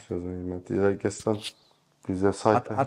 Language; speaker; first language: German; non-native, learner; Turkish